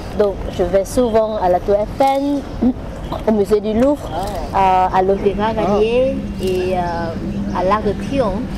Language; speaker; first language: French; non-native, fluent; Vietnamese